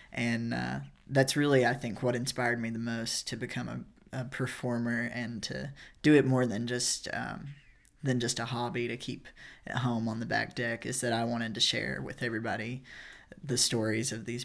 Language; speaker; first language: English; native; English